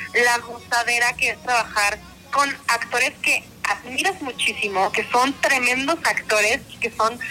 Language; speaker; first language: Spanish; native; Spanish